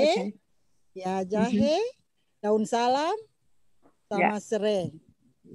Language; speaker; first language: Indonesian; native; Indonesian